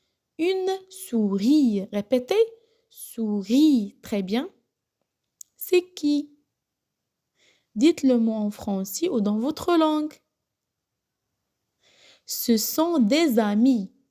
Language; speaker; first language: French; non-native, local second language; Arabic